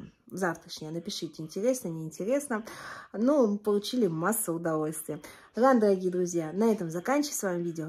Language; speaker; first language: Russian; native; Russian